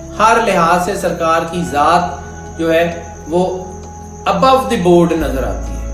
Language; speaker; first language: Urdu; non-native, local second language; Punjabi